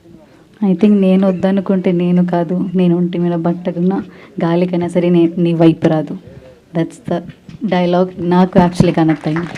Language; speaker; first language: Telugu; non-native, learner; Malayalam